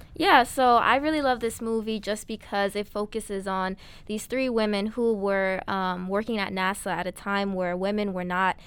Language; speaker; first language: English; native; English